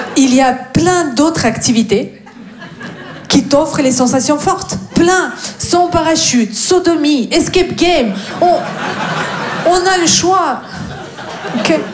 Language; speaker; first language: French; non-native, fluent; Russian